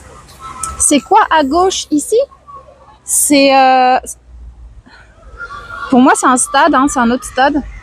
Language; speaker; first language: French; native; French